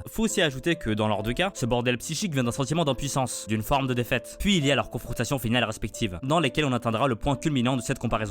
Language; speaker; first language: French; native; French